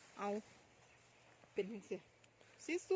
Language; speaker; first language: German; non-native, learner; Thai